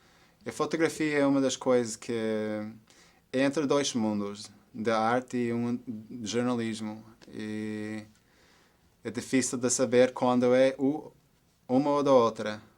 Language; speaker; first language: Portuguese; non-native, fluent; English